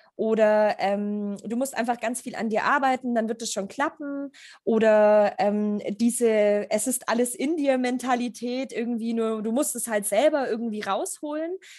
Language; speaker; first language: German; early bilingual, other home language; Polish